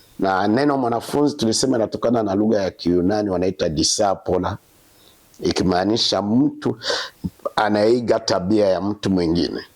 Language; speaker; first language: Swahili; native; Swahili